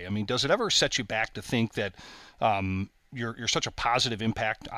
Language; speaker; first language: English; native; English